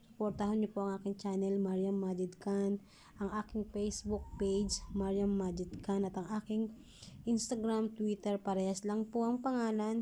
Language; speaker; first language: Filipino; native; Filipino